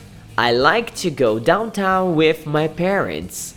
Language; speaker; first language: English; non-native, fluent; Portuguese